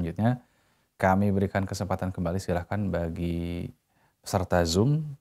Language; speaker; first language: Indonesian; native; Indonesian